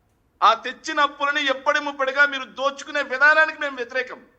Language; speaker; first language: Telugu; native; Telugu